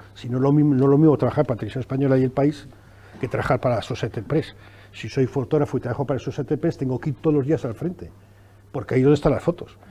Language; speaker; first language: Spanish; native; Spanish